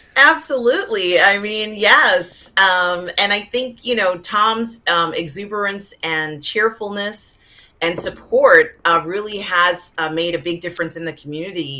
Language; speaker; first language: English; native; English